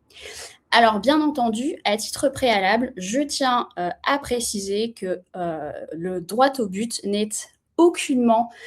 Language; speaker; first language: French; native; French